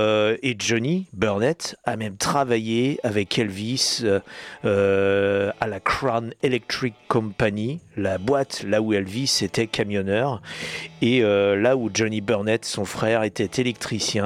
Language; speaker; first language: French; native; French